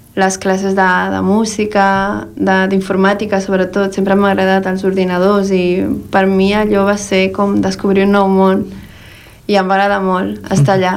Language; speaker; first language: Catalan; early bilingual, other home language; Spanish